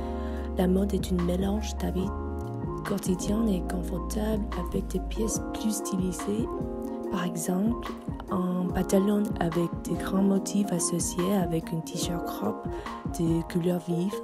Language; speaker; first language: French; non-native, fluent; English